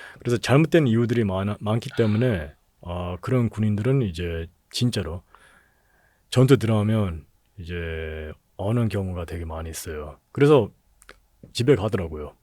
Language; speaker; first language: Korean; early bilingual, heritage; Korean